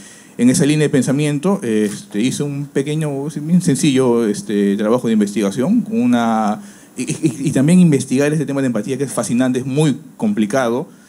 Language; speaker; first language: Spanish; native; Spanish